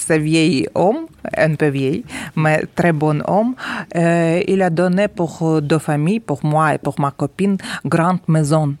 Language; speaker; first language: French; non-native, learner; Ukrainian